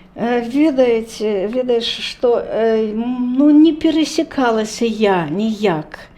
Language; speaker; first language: Belarusian; native; Belarusian